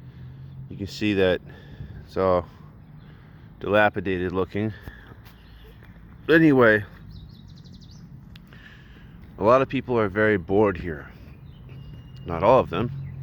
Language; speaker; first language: English; native; English